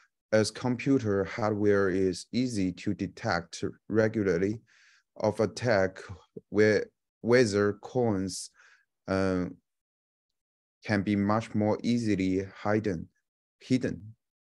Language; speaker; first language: English; non-native, learner; Chinese